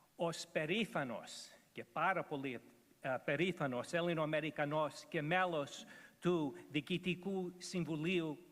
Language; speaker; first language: Greek; early bilingual, other home language; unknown